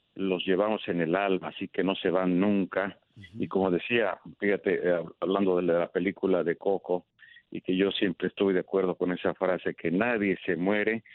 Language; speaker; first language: Spanish; native; Spanish